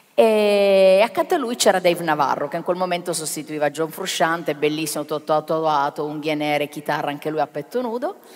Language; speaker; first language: Italian; native; Italian